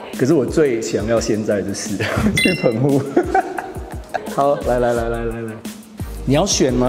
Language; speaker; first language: Chinese; non-native, fluent; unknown